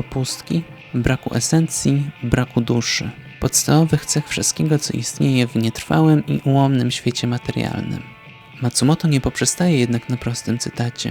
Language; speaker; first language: Polish; native; Polish